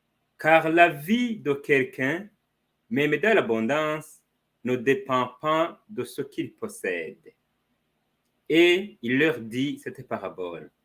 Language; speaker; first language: French; non-native, fluent; Spanish